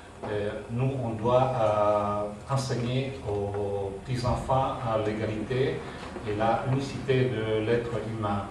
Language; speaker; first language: French; non-native, fluent; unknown